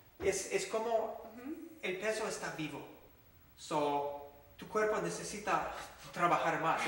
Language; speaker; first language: Spanish; non-native, fluent; English